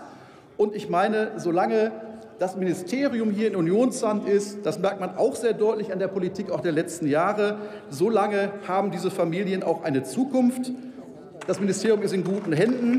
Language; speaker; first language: German; native; German